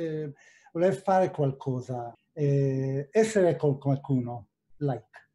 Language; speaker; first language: Italian; non-native, fluent; Hebrew